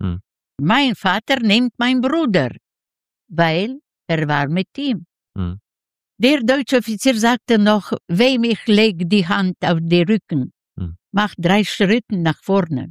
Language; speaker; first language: German; non-native, learner; Yiddish